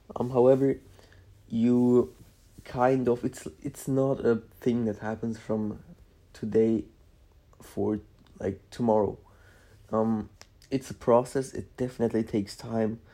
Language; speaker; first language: English; non-native, fluent; Polish